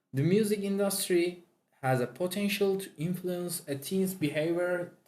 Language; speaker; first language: English; non-native, fluent; Turkish